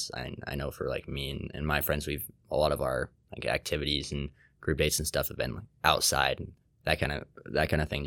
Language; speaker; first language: English; native; English